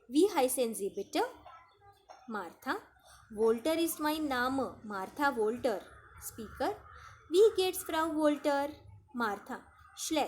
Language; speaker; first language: German; non-native, fluent; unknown